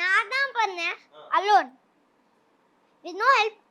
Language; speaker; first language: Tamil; non-native, local second language; Tulu